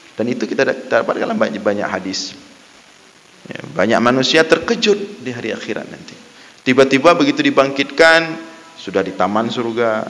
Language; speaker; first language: Malay; non-native, local second language; Achinese